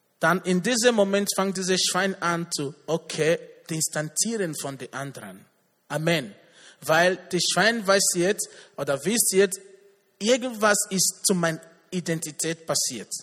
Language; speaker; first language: German; non-native, learner; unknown